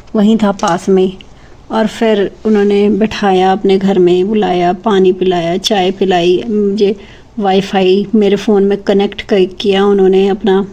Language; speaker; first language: Hindi; native; Hindi